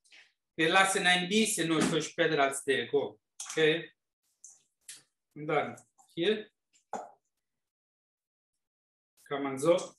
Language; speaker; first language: German; non-native, fluent; Italian